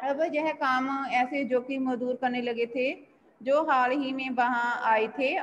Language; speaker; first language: Hindi; non-native, local second language; Punjabi